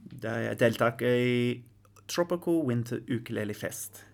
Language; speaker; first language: Norwegian; non-native, learner; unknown